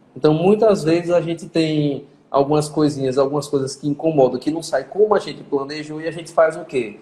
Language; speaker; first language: Portuguese; native; Portuguese